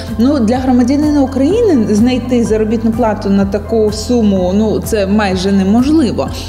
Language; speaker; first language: Ukrainian; native; Ukrainian